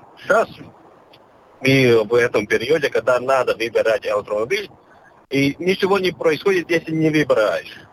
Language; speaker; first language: Russian; non-native, local second language; Latvian